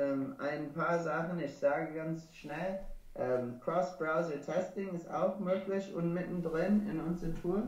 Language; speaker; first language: German; non-native, learner; English